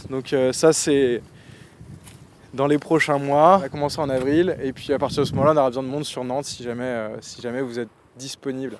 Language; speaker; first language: French; native; French